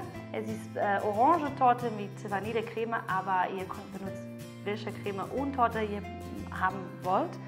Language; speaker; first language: German; non-native, learner; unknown